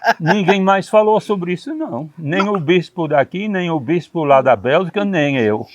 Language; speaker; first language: Portuguese; non-native, fluent; Dutch